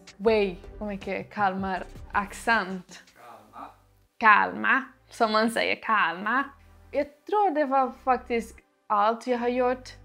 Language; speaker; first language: Swedish; non-native, learner; Portuguese